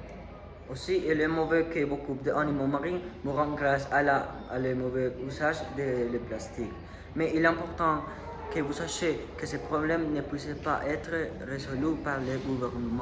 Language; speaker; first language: French; non-native, learner; Spanish